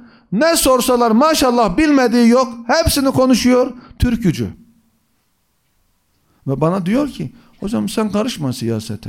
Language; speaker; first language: Turkish; native; Turkish